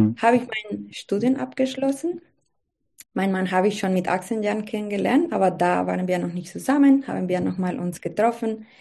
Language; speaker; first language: German; non-native, learner; Spanish